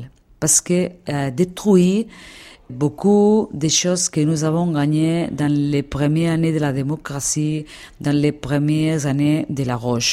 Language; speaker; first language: French; non-native, fluent; Spanish